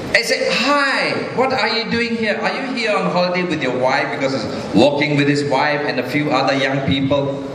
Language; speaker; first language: English; non-native, local second language; Chinese